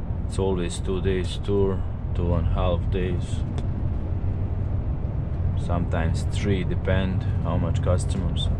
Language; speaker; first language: English; non-native, learner; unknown